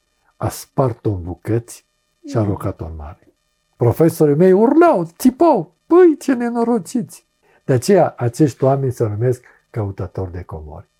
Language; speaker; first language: Romanian; native; Romanian